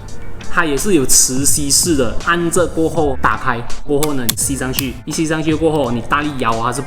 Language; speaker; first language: Chinese; native; Chinese